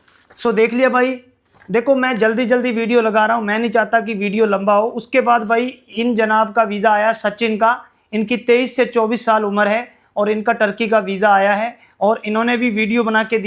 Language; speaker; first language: Hindi; native; Hindi